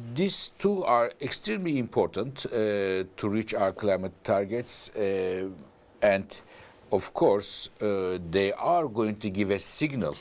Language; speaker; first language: English; non-native, fluent; Turkish